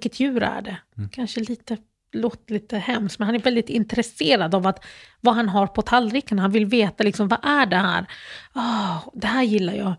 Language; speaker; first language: Swedish; early bilingual, other home language; Arabic